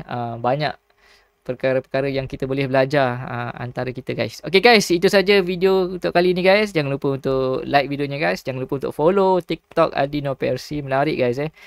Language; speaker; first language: Malay; native; Malay